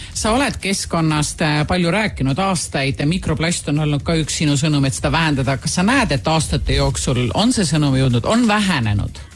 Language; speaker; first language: Estonian; native; Estonian